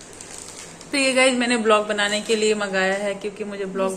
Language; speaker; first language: Hindi; native; Hindi